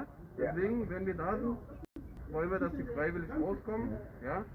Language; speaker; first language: German; native; German